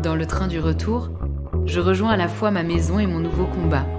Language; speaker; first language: French; native; French